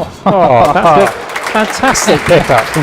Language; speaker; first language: English; native; English